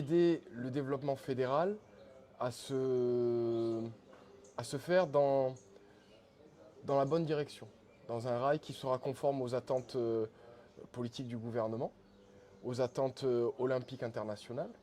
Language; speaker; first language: French; non-native, local second language; Comorian